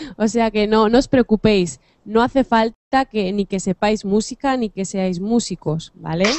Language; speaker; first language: Spanish; native; Spanish